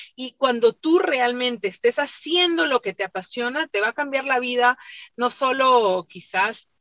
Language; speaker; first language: Spanish; native; Spanish